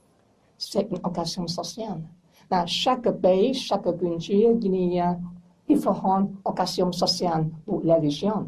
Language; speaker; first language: French; non-native, learner; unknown